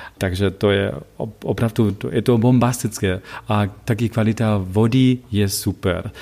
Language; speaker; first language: Czech; non-native, learner; German